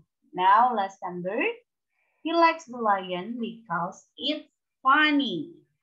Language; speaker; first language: English; non-native, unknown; Indonesian